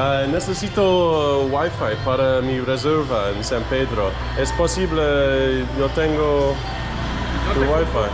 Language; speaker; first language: Spanish; non-native, learner; English